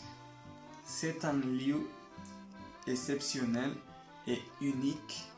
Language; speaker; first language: French; non-native, learner; Spanish